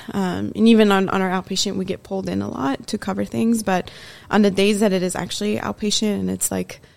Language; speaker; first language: English; early bilingual, other home language; Persian